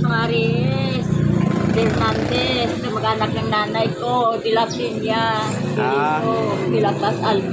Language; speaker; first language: Filipino; non-native, local second language; Cebuano